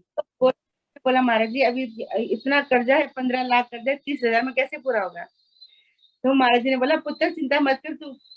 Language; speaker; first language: Hindi; non-native, local second language; Nepali